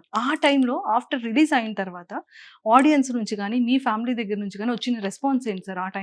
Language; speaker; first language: Telugu; native; Telugu